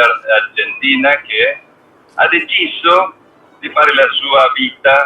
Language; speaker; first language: Italian; non-native, learner; Spanish